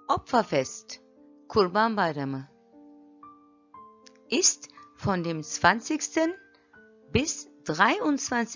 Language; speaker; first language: German; non-native, fluent; Turkish